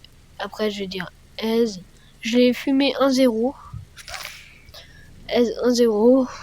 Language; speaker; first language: French; native; French